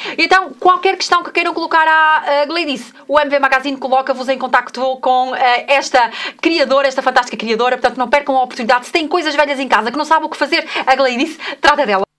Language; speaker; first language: Portuguese; native; Portuguese